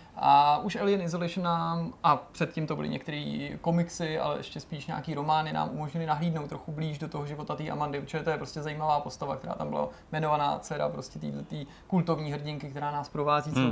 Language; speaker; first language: Czech; native; Czech